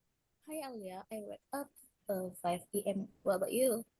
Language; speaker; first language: English; non-native, learner; Indonesian